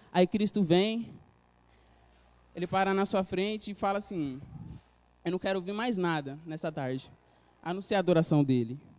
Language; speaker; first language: Portuguese; native; Portuguese